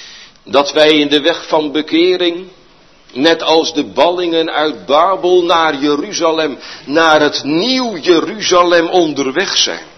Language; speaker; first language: Dutch; native; Dutch